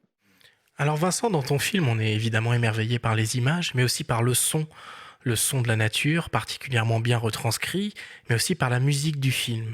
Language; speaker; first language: French; native; French